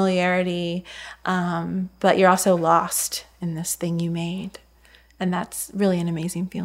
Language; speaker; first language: English; native; English